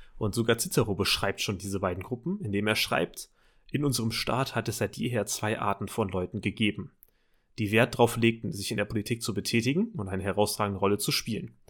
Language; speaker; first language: German; native; German